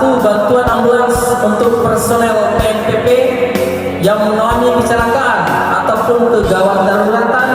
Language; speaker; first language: Indonesian; native; Indonesian